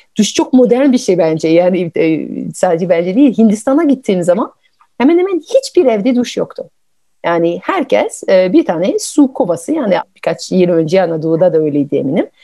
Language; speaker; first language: Turkish; non-native, fluent; French